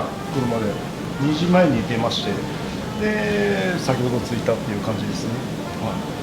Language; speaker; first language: Japanese; native; Japanese